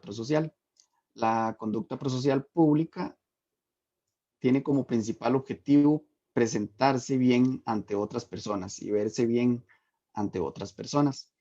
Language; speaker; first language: Spanish; native; Spanish